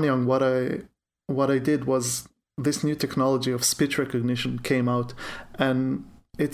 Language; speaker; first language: English; non-native, fluent; Hebrew